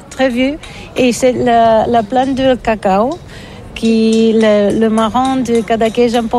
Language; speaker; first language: French; non-native, learner; Catalan